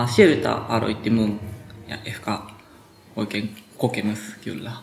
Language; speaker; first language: Finnish; non-native, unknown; Japanese